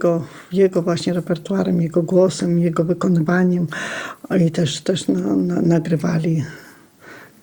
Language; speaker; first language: Polish; non-native, local second language; Lithuanian